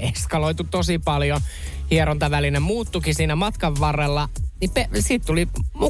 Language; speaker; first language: Finnish; native; Finnish